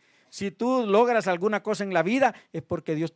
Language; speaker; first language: Spanish; native; Spanish